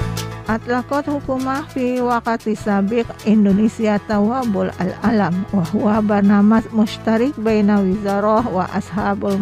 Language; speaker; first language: Arabic; non-native, fluent; Indonesian